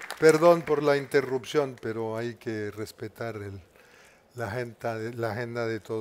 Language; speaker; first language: Spanish; non-native, fluent; French